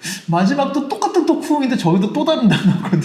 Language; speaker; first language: Korean; native; Korean